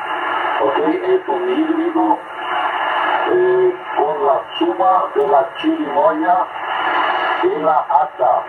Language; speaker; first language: Spanish; non-native, learner; Portuguese